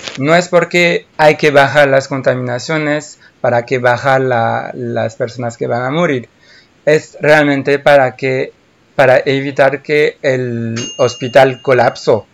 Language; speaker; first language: Spanish; non-native, fluent; French